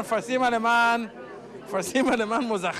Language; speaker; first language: Persian; non-native, learner; Hebrew